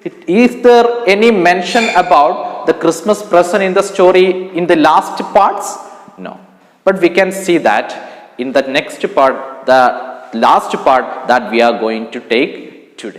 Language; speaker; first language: English; non-native, local second language; Malayalam